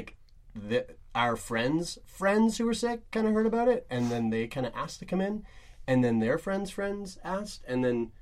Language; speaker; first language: English; native; English